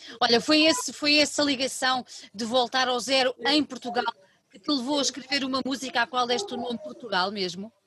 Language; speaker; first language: Portuguese; native; Portuguese